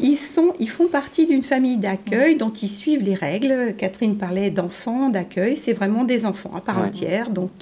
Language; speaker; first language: French; native; French